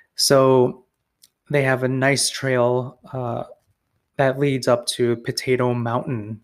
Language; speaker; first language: English; native; English